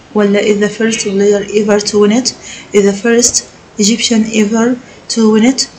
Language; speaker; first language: English; non-native, fluent; Arabic